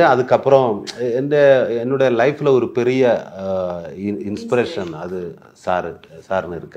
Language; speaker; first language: Tamil; non-native, learner; Malayalam